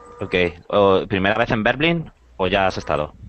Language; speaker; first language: Spanish; native; Spanish